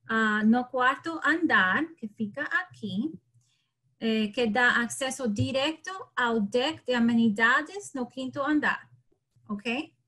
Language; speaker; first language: Portuguese; non-native, learner; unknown